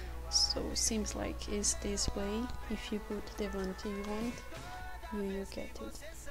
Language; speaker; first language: English; non-native, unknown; Portuguese